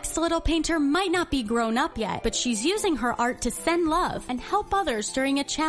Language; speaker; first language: English; native; English